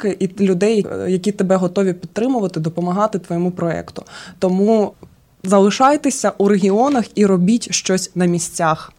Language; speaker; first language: Ukrainian; native; Ukrainian